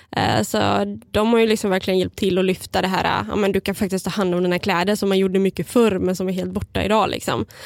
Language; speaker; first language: Swedish; early bilingual, other home language; Bulgarian